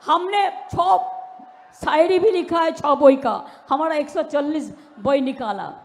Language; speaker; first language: Hindi; non-native, local second language; Bangla